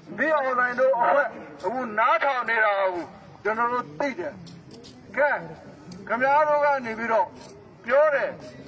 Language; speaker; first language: Burmese; non-native, local second language; Rohingya